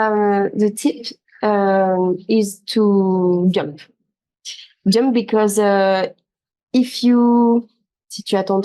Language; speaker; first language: English; non-native, learner; French